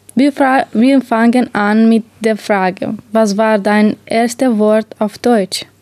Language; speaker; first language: German; non-native, learner; Romanian